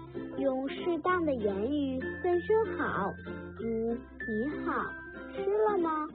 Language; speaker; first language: Chinese; native; Chinese